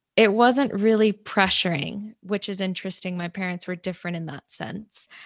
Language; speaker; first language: English; native; English